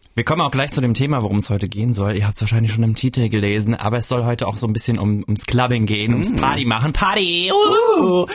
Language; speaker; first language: German; native; German